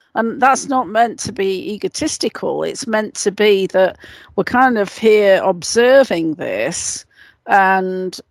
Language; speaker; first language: English; native; English